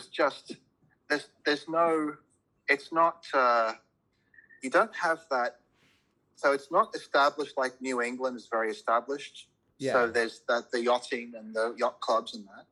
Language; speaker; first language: English; native; English